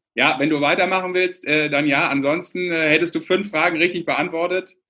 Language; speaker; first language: German; non-native, fluent; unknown